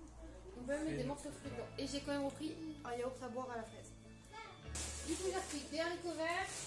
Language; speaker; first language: French; native; French